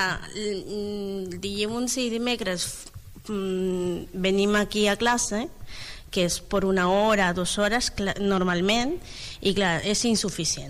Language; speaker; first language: Catalan; non-native, learner; Spanish